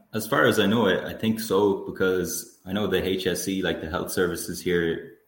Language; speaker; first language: English; native; English